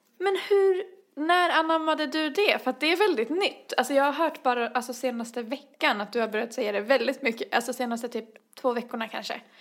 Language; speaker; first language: Swedish; native; Swedish